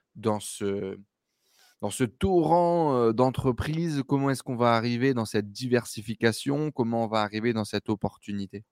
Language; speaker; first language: French; native; French